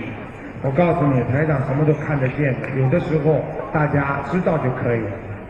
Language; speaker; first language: Chinese; native; Chinese